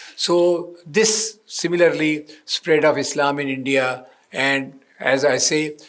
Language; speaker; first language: English; non-native, local second language; Hindi